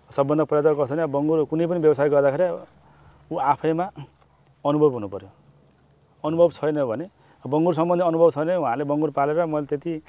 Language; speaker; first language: Nepali; native; Nepali